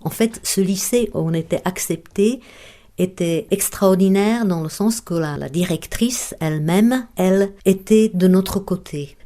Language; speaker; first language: French; non-native, fluent; Czech